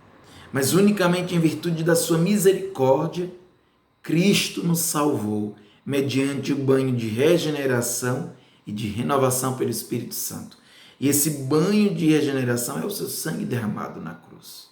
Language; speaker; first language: Portuguese; native; Portuguese